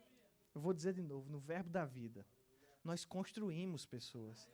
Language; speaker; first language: Portuguese; native; Portuguese